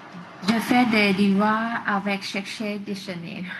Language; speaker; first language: French; non-native, learner; Vietnamese